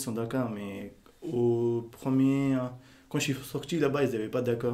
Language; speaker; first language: French; non-native, learner; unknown